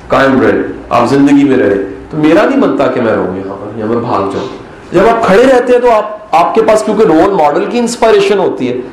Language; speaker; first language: Urdu; non-native, local second language; Punjabi